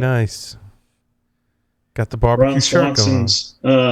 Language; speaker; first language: English; native; English